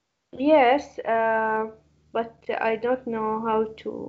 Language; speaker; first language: English; non-native, learner; Arabic